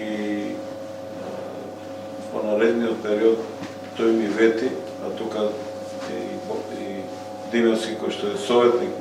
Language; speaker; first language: Macedonian; native; Macedonian